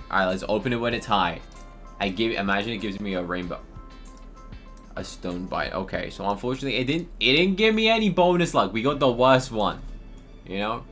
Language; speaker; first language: English; native; English